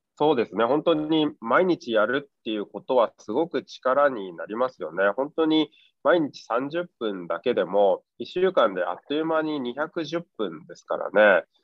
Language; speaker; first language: Japanese; native; Japanese